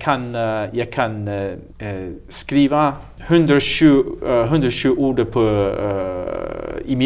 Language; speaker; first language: Swedish; non-native, learner; English